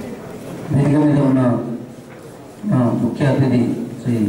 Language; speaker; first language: Telugu; native; Telugu